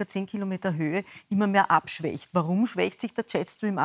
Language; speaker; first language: German; native; German